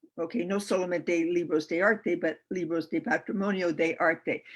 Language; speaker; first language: Spanish; non-native, learner; English